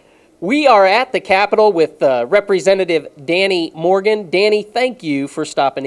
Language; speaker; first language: English; native; English